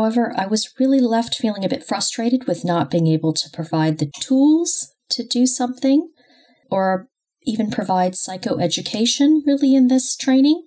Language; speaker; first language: English; native; English